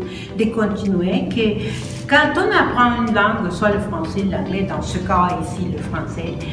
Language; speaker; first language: French; non-native, fluent; Spanish